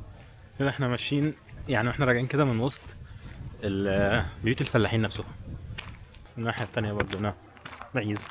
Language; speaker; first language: Arabic; native; Arabic